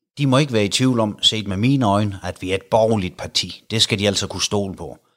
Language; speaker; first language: Danish; native; Danish